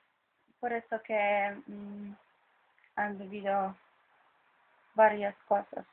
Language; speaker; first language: Spanish; non-native, fluent; Polish